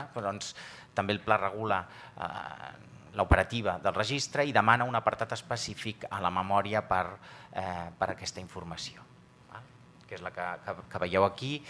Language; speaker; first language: Catalan; native; Catalan